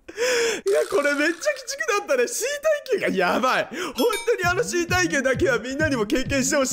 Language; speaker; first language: Japanese; native; Japanese